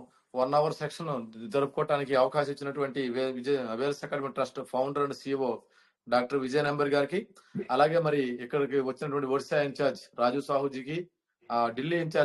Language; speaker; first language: Telugu; native; Telugu